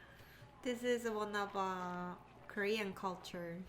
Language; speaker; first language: English; non-native, learner; Korean